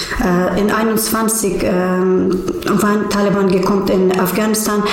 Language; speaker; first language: German; non-native, learner; Persian